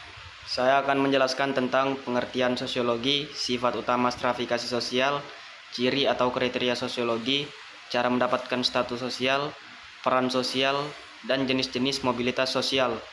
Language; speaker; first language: Indonesian; native; Indonesian